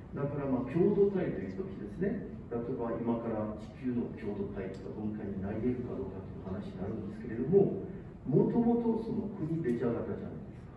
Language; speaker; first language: Japanese; non-native, fluent; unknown